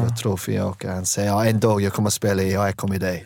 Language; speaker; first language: Swedish; non-native, learner; English